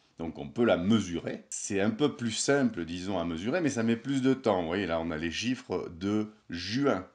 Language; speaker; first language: French; native; French